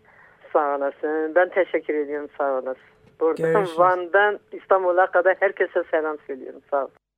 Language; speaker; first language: Turkish; non-native, local second language; Kurdish